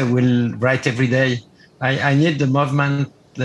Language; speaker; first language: English; non-native, fluent; French